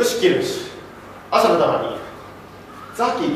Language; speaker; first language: Arabic; non-native, learner; Japanese